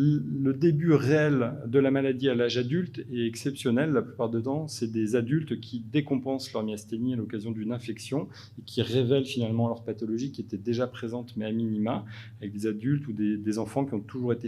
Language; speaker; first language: French; native; French